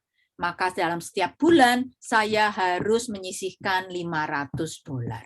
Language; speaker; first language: Indonesian; native; Indonesian